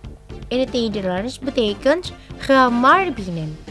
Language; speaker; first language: Dutch; non-native, learner; Indonesian